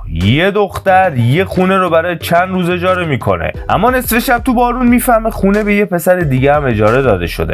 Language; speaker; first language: Persian; native; Persian